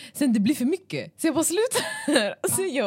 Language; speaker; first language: Swedish; early bilingual, other home language; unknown